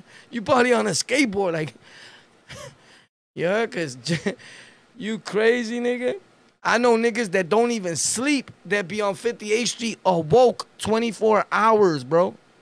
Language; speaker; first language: English; early bilingual, other home language; Spanish